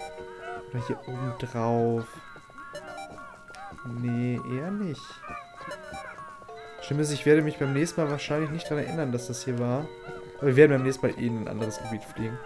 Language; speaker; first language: German; native; German